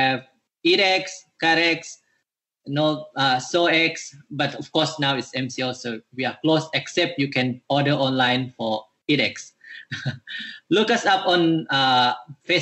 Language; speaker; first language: English; non-native, local second language; Malay